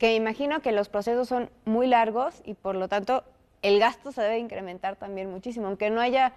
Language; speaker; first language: Spanish; native; Spanish